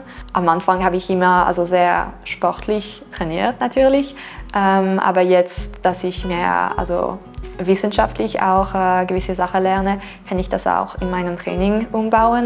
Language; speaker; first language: German; non-native, local second language; French